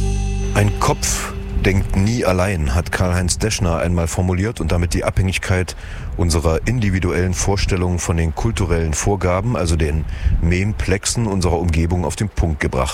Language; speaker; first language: German; native; German